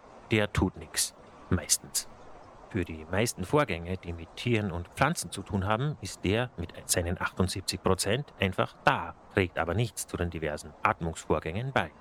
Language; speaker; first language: German; native; German